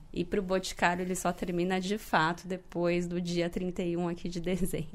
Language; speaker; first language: Portuguese; native; Portuguese